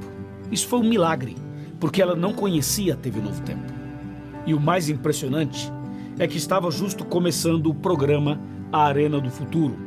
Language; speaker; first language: Portuguese; native; Portuguese